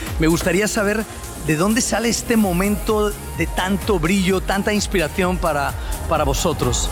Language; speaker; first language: Spanish; native; Spanish